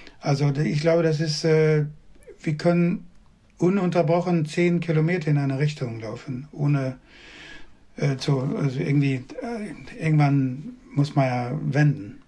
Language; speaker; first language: German; non-native, fluent; Swedish